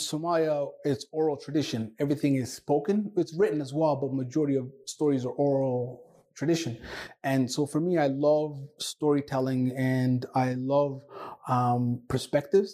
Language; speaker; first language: English; non-native, fluent; Somali